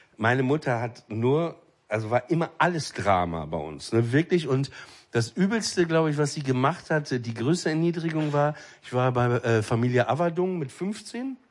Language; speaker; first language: German; native; German